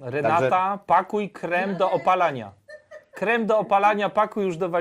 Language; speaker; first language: Polish; native; Polish